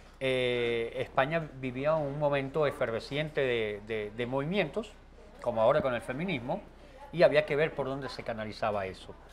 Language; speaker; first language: Spanish; native; Spanish